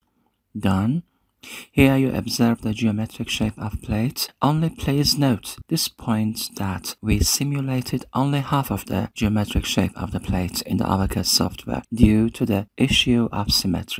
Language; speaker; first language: English; non-native, fluent; Persian